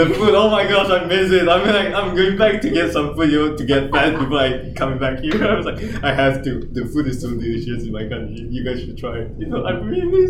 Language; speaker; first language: English; non-native, local second language; Chinese